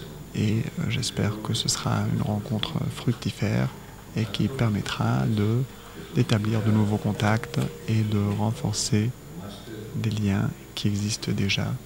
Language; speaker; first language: French; non-native, fluent; Spanish